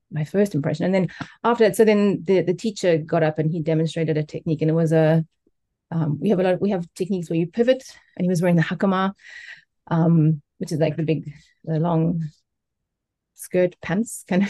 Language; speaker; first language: English; native; English